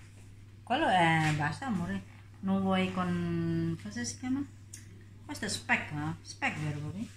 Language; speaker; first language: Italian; non-native, learner; Indonesian